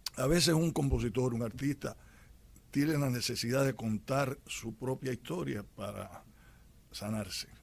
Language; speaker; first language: Spanish; native; Spanish